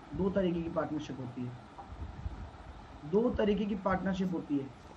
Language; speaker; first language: Hindi; native; Hindi